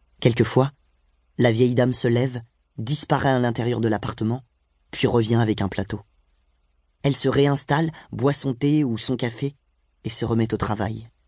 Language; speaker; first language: French; native; French